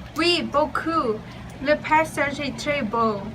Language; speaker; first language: French; non-native, learner; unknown